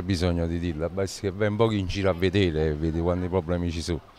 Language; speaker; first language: Italian; native; Italian